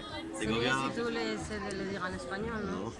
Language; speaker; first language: Spanish; native; Spanish